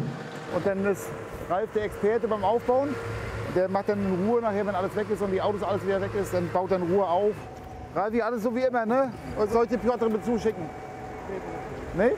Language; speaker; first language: German; native; German